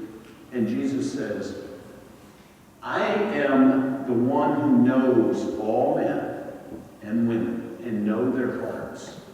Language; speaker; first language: English; native; English